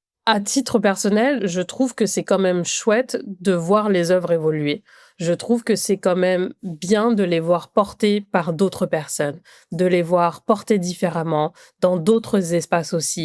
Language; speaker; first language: French; native; French